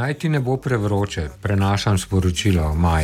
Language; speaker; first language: Slovenian; native; Slovenian